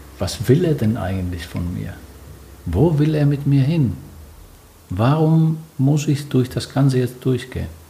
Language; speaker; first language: German; non-native, fluent; Finnish